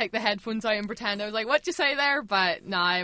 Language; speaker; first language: English; native; English